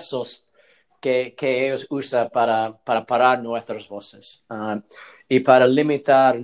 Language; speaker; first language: Spanish; non-native, learner; English